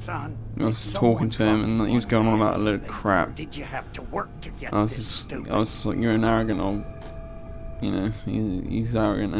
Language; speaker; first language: English; native; English